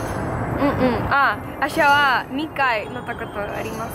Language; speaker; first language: Japanese; non-native, learner; Spanish